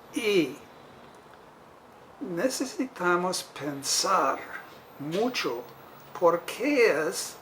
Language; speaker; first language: Spanish; non-native, fluent; English